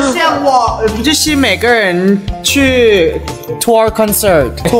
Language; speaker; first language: Chinese; non-native, learner; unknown